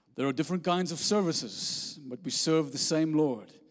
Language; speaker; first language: English; non-native, local second language; Afrikaans